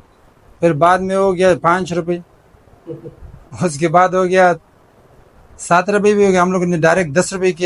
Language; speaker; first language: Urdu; non-native, fluent; Pashto